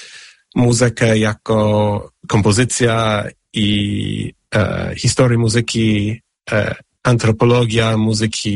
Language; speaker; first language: Polish; non-native, fluent; English